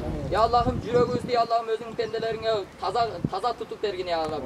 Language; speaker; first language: Kyrgyz; native; Kyrgyz